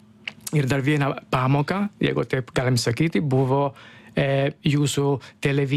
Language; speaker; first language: Lithuanian; non-native, learner; Italian